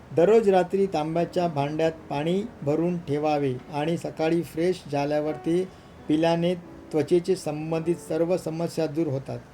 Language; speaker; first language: Marathi; non-native, local second language; Gujarati